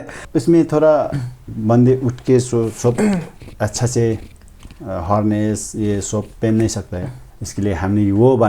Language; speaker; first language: Hindi; non-native, fluent; Sherpa